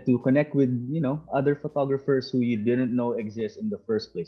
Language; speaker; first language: English; non-native, local second language; Filipino